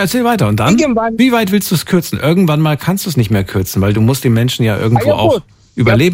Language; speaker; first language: German; native; German